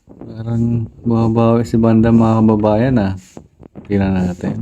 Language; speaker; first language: Filipino; native; Filipino